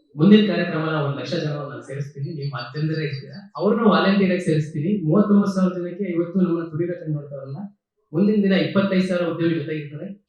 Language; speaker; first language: Kannada; native; Kannada